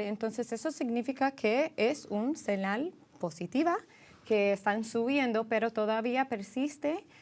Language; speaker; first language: Spanish; early bilingual, heritage; English